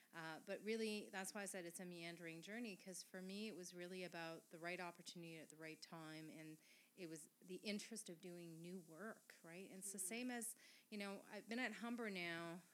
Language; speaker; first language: English; non-native, fluent; French